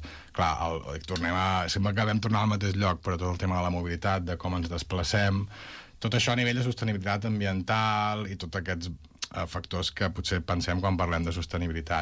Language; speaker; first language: Catalan; native; Catalan